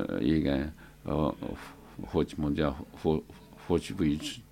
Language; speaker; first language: Hungarian; non-native, learner; Chinese